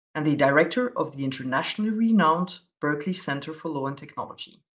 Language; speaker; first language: English; non-native, fluent; Dutch